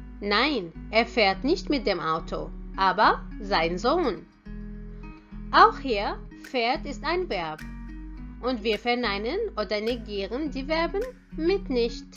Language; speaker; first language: German; non-native, fluent; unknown